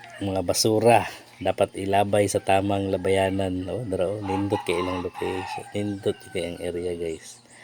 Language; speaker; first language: Cebuano; native; Cebuano